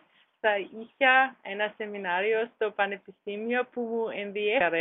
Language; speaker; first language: Greek; non-native, learner; German